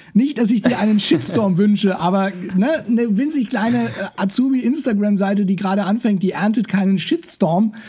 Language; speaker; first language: German; native; German